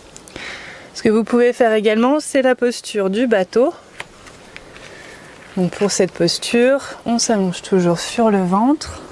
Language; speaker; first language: French; native; French